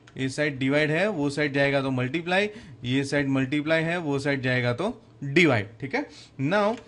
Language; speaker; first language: Hindi; non-native, local second language; Gujarati